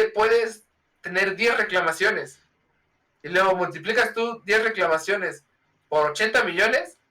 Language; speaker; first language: Spanish; native; Spanish